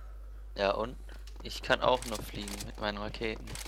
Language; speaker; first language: German; native; German